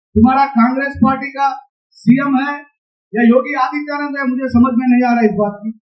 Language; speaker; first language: Hindi; non-native, local second language; Telugu